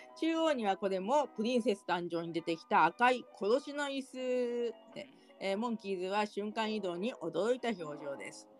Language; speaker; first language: Japanese; native; Japanese